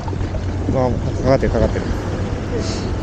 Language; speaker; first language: Japanese; native; Japanese